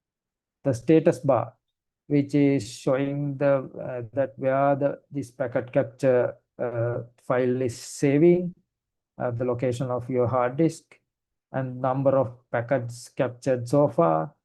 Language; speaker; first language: English; non-native, fluent; Sinhala